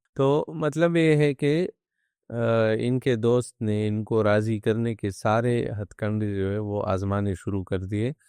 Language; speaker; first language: Urdu; non-native, local second language; Pashto